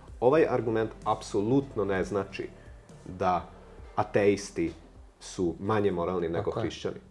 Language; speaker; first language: Serbian; non-native, local second language; Hungarian